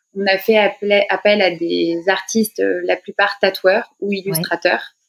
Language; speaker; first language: French; native; French